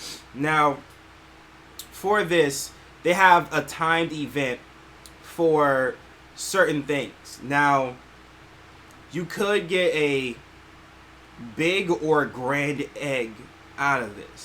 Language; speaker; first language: English; native; English